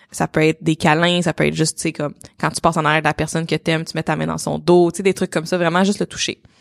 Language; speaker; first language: French; native; French